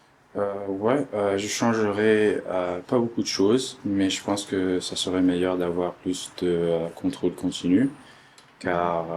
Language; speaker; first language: French; early bilingual, other home language; Arabic